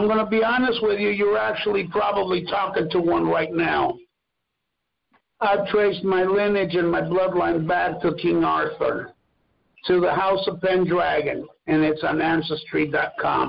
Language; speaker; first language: English; non-native, fluent; Spanish